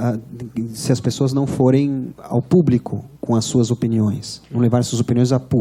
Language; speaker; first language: Portuguese; native; Portuguese